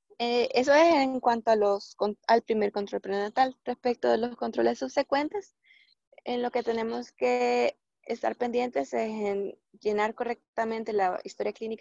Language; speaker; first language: Spanish; native; Spanish